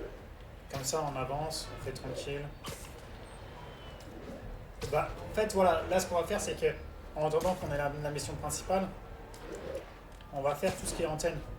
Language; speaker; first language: French; native; French